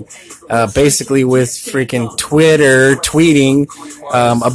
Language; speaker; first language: English; native; English